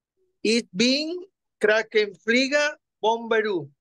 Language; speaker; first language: German; non-native, learner; Spanish